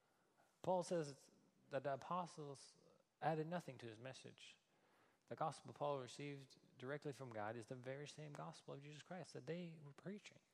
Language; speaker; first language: English; non-native, fluent; Danish